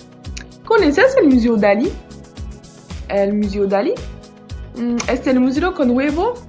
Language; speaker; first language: Spanish; non-native, learner; French